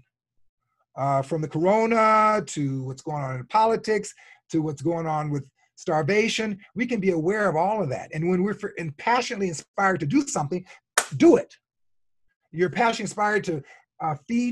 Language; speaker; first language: English; native; English